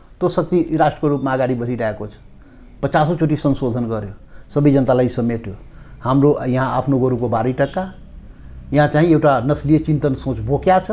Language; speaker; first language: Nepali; non-native, local second language; Maithili